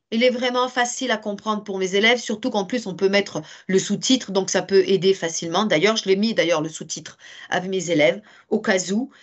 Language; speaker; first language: French; native; French